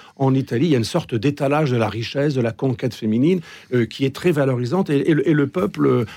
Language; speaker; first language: French; native; French